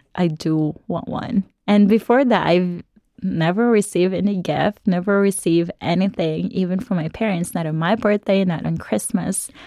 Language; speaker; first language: English; non-native, local second language; Cebuano